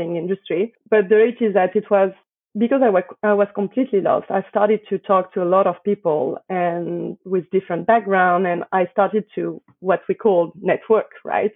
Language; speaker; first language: English; non-native, fluent; French